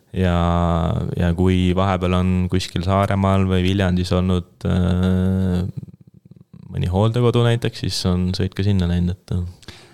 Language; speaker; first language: Estonian; native; Estonian